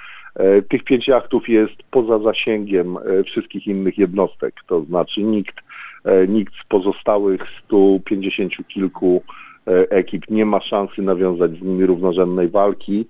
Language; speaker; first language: Polish; native; Polish